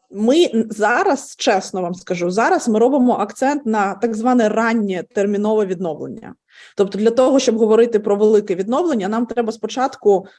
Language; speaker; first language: Ukrainian; native; Ukrainian